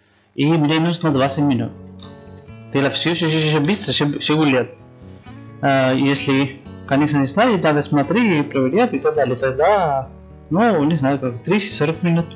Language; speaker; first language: Russian; non-native, learner; Spanish